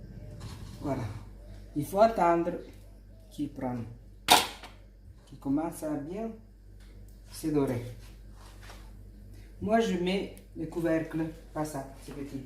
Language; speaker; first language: French; non-native, fluent; Italian